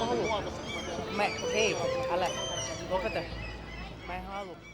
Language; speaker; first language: Finnish; non-native, learner; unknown